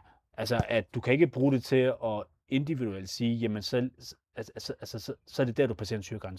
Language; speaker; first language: Danish; native; Danish